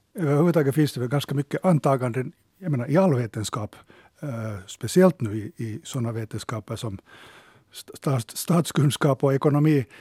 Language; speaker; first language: Swedish; native; Swedish